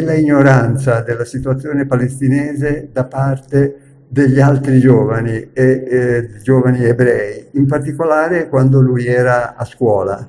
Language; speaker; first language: Italian; native; Italian